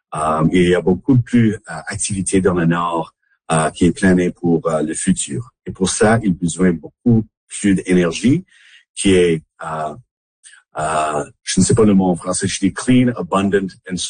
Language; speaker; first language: French; non-native, local second language; English